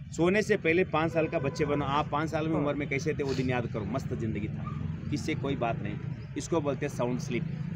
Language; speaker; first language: Hindi; non-native, local second language; Kannada